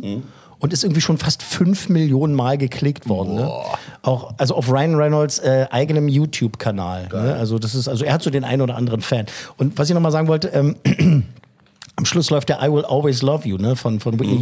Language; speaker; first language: German; native; German